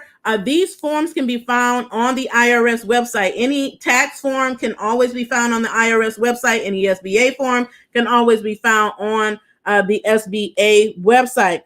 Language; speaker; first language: English; native; English